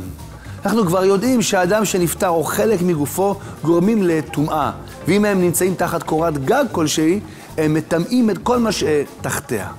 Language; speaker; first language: Hebrew; native; Hebrew